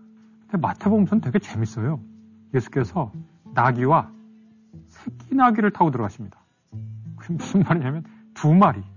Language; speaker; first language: Korean; native; Korean